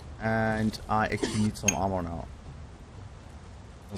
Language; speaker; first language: English; non-native, fluent; German